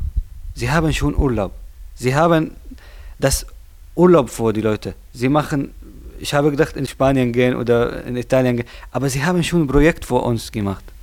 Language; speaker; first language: German; non-native, learner; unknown